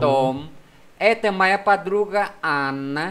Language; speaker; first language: Russian; non-native, fluent; Vietnamese